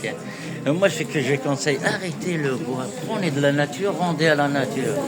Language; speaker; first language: French; non-native, local second language; Kabyle